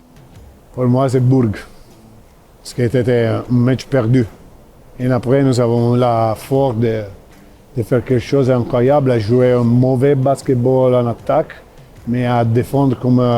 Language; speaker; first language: French; non-native, fluent; Italian